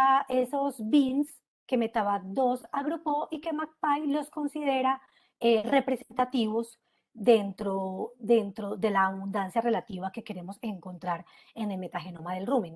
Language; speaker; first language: Spanish; native; Spanish